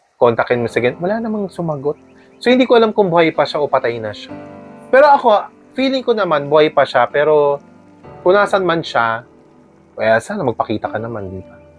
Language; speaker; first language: Filipino; native; Filipino